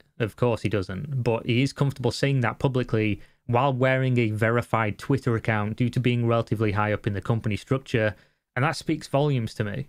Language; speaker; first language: English; native; English